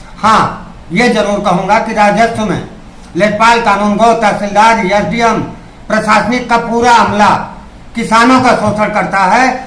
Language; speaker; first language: Hindi; native; Hindi